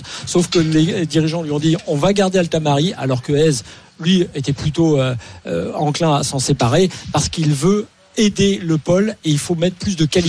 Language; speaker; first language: French; native; French